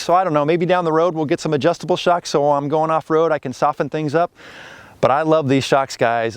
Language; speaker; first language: English; native; English